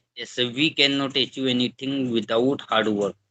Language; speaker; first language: English; non-native, learner; Hindi